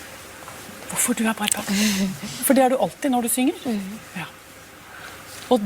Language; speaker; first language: Norwegian; native; Norwegian